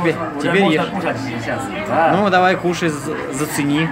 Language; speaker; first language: Russian; native; Russian